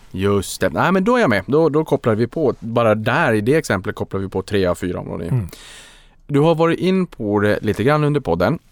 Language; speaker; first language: Swedish; native; Swedish